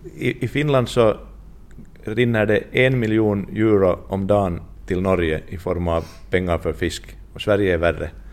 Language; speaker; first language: Swedish; non-native, fluent; Finnish